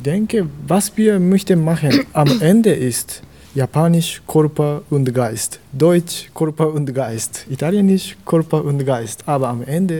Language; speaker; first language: German; non-native, learner; Japanese